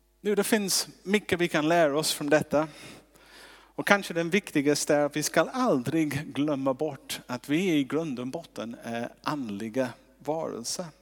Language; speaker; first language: Swedish; non-native, fluent; English